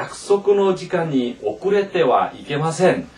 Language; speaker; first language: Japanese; non-native, fluent; Korean